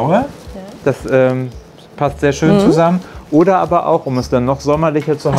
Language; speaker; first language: German; native; German